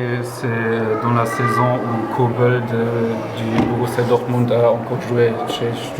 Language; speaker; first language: French; non-native, local second language; Luxembourgish